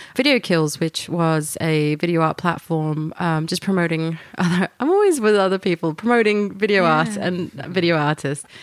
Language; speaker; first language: English; native; English